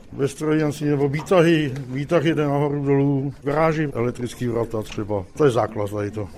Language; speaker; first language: Czech; native; Czech